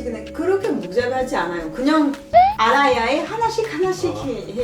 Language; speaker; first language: Korean; non-native, learner; French